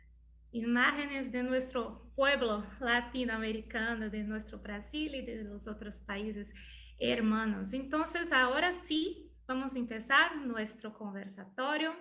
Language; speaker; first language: Spanish; non-native, learner; Portuguese